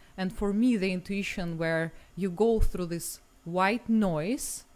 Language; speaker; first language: English; non-native, fluent; Russian